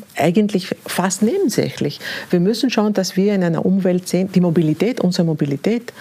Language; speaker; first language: German; non-native, fluent; Greek